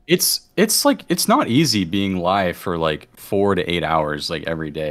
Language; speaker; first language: English; native; English